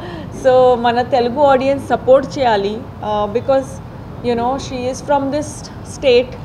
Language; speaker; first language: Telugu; non-native, learner; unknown